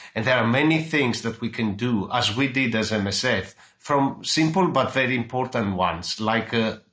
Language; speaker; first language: English; non-native, fluent; Greek